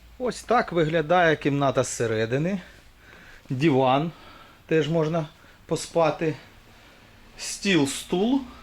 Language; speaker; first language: Ukrainian; non-native, local second language; Russian